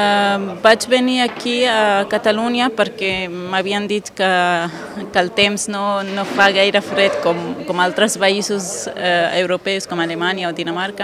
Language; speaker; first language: Catalan; non-native, fluent; Kurdish